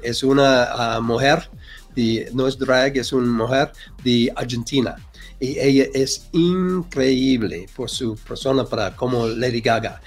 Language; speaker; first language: Spanish; non-native, learner; English